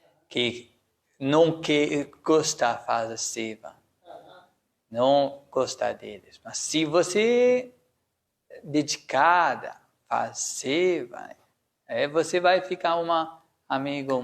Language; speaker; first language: Portuguese; non-native, learner; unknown